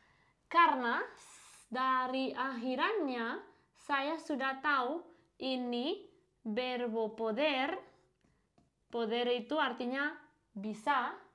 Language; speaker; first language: Indonesian; non-native, fluent; Spanish